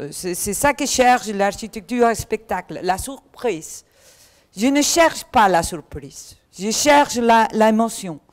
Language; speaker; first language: French; non-native, learner; Catalan